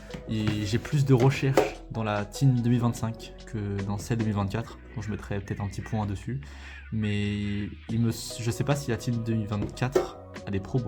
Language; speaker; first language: French; native; French